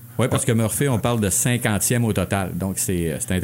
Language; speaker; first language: French; native; French